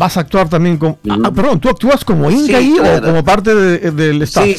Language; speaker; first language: Spanish; native; Spanish